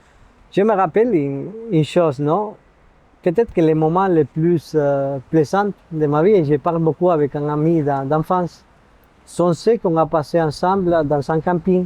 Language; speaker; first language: French; non-native, fluent; Spanish